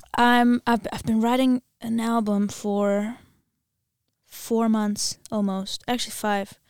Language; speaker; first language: English; non-native, fluent; Armenian